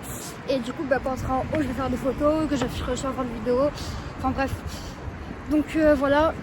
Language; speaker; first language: French; native; French